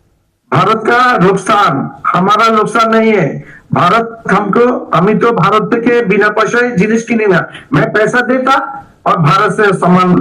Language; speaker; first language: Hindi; non-native, learner; Bangla